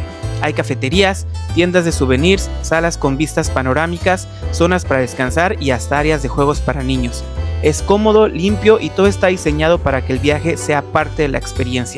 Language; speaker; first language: Spanish; native; Spanish